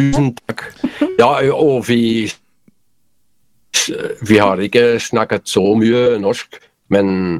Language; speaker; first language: Norwegian; non-native, learner; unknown